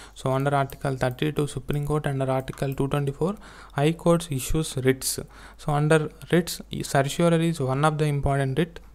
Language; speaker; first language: English; non-native, local second language; Telugu